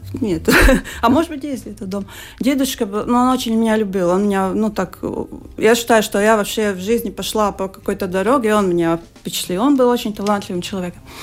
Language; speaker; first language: Russian; non-native, local second language; Latvian